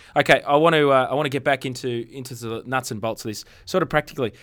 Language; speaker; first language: English; native; English